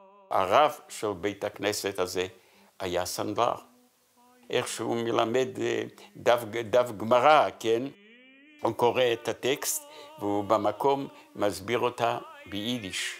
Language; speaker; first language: Hebrew; non-native, fluent; Yiddish